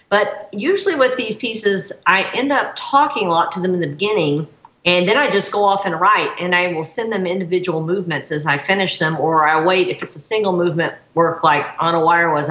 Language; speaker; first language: English; native; English